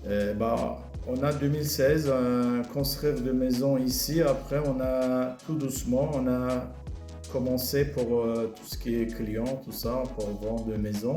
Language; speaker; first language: French; non-native, learner; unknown